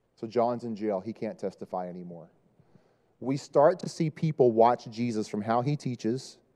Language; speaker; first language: English; native; English